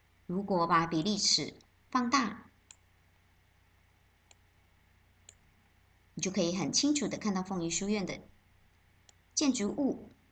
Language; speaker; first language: Chinese; native; Chinese